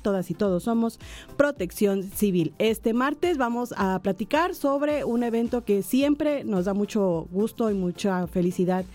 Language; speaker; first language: Spanish; native; Spanish